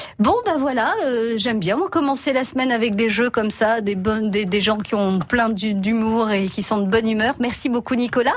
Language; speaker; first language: French; native; French